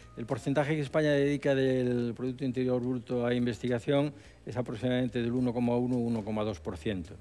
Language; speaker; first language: Spanish; native; Spanish